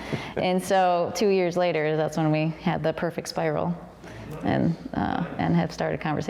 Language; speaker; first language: English; native; English